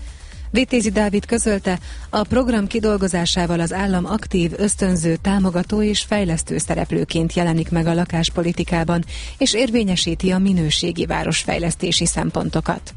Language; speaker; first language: Hungarian; native; Hungarian